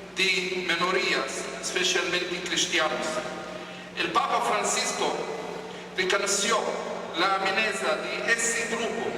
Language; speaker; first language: Spanish; non-native, fluent; Hebrew